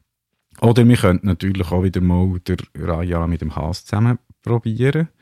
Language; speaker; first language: German; native; German